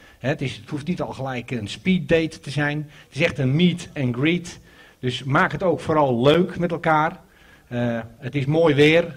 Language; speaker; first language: Dutch; native; Dutch